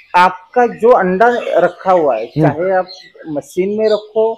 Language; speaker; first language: Hindi; non-native, local second language; Marathi